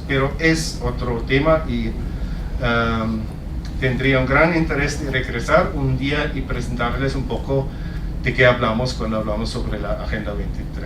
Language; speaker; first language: Spanish; non-native, fluent; German